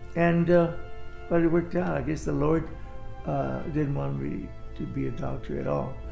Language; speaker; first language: English; native; English